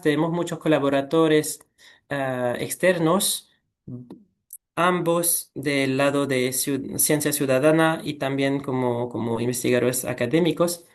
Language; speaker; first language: Spanish; non-native, fluent; French